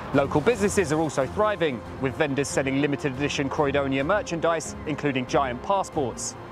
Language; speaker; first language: English; native; English